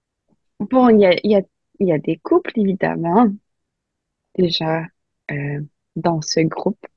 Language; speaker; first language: French; non-native, local second language; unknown